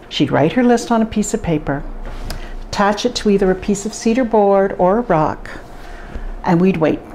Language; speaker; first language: English; native; English